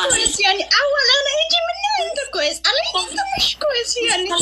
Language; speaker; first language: Arabic; non-native, learner; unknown